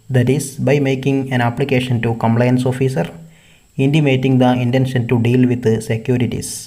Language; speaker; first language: English; non-native, local second language; Malayalam